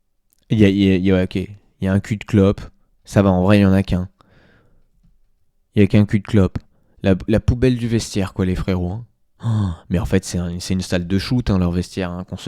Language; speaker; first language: French; native; French